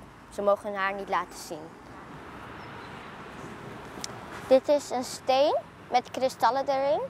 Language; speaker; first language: Dutch; early bilingual, other home language; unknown